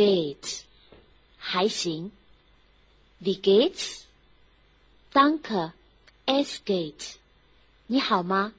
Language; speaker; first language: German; non-native, fluent; Chinese